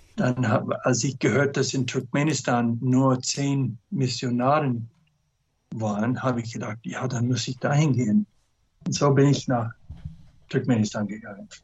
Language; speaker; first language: German; non-native, fluent; English